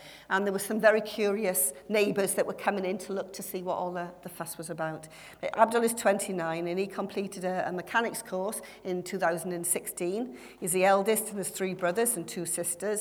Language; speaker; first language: English; native; English